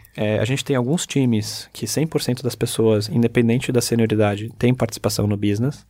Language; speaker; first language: Portuguese; early bilingual, other home language; German